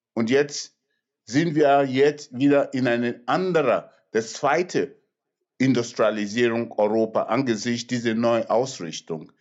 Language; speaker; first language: German; non-native, fluent; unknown